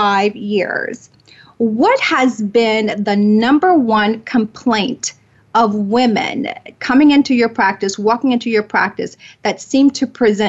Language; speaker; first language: English; native; English